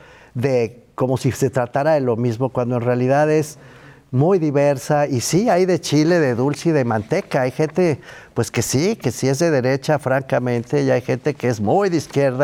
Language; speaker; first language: Spanish; native; Spanish